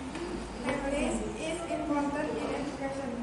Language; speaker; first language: English; non-native, learner; Indonesian